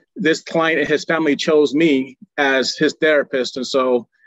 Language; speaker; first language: English; native; English